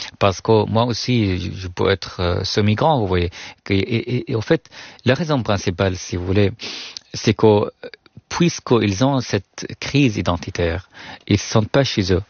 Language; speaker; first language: French; non-native, fluent; Arabic